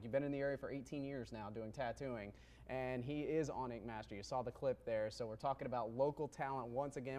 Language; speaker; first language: English; native; English